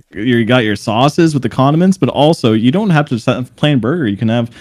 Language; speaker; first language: English; native; English